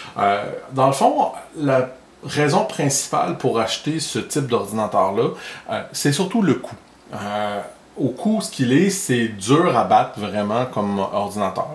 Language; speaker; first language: French; native; French